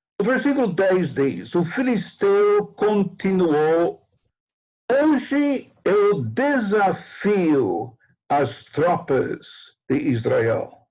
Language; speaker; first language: Portuguese; non-native, fluent; English